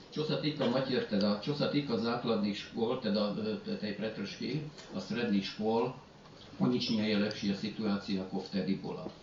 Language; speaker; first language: Slovak; early bilingual, heritage; Slovak